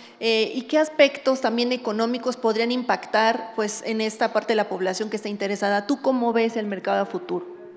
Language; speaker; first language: Spanish; native; Spanish